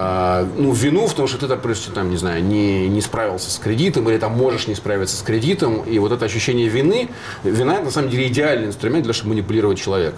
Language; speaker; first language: Russian; native; Russian